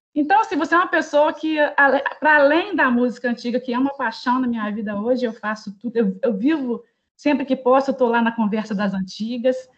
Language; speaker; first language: Portuguese; native; Portuguese